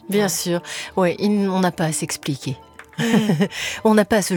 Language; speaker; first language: French; native; French